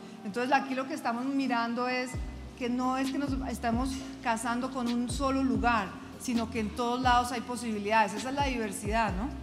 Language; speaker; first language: Spanish; native; Spanish